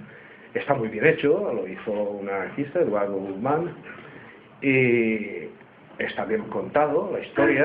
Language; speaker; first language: Spanish; native; Spanish